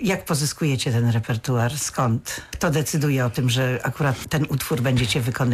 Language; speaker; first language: Polish; native; Polish